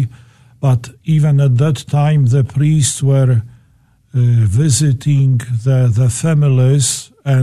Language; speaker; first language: English; non-native, fluent; Polish